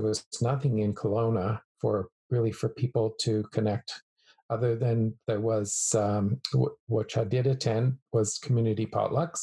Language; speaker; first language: English; native; English